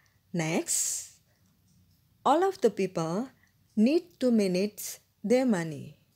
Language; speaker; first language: English; non-native, fluent; Indonesian